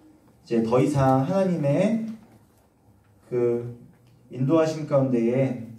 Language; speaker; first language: Korean; native; Korean